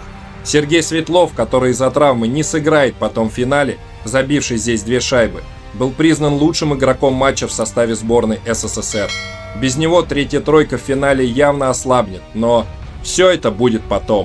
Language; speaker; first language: Russian; native; Russian